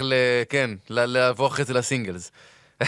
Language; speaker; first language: Hebrew; native; Hebrew